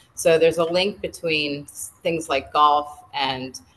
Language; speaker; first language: English; native; English